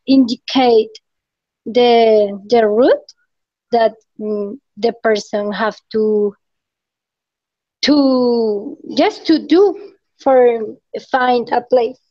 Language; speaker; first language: English; non-native, learner; Spanish